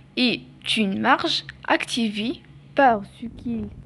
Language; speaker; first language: French; non-native, local second language; Arabic